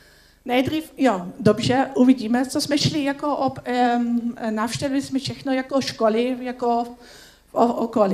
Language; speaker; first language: Czech; non-native, learner; Dutch